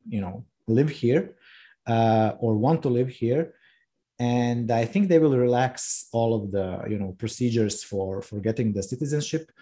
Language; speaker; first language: English; non-native, fluent; Croatian